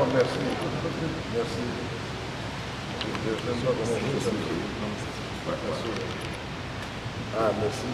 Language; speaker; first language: French; non-native, local second language; Swahili